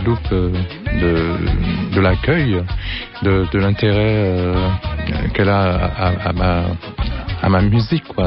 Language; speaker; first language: French; native; French